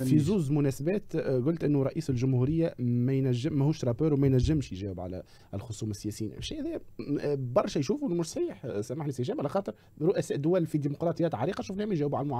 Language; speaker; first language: Arabic; native; Arabic